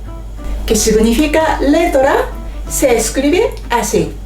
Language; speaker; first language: Spanish; non-native, fluent; Japanese